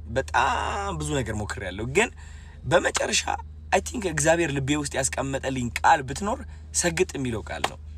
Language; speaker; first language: Amharic; native; Amharic